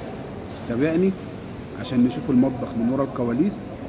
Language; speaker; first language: Arabic; native; Arabic